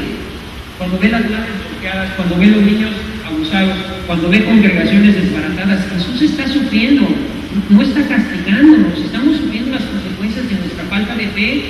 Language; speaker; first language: Spanish; native; Spanish